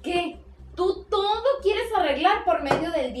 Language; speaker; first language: Spanish; native; Spanish